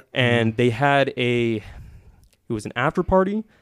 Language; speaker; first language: English; native; English